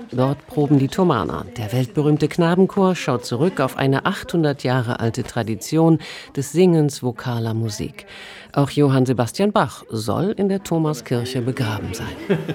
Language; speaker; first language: German; native; German